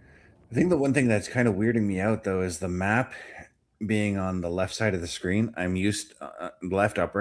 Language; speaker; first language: English; native; English